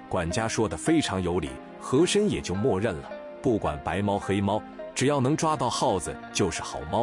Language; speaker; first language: Chinese; native; Chinese